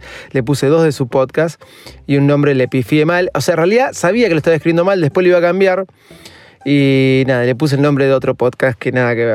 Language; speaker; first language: Spanish; native; Spanish